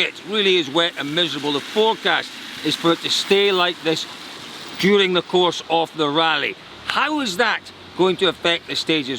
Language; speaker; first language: English; native; English